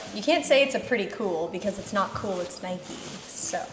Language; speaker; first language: English; native; English